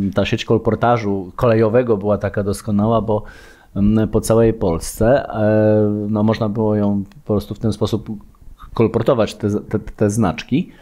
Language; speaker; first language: Polish; native; Polish